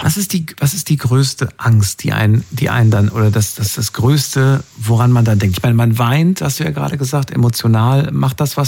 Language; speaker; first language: German; native; German